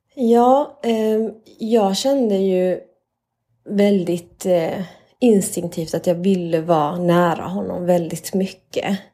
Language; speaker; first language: Swedish; early bilingual, other home language; Spanish